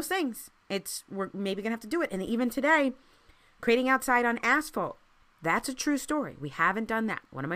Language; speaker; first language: English; native; English